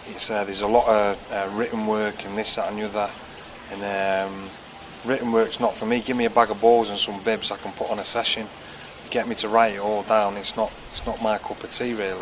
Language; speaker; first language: English; native; English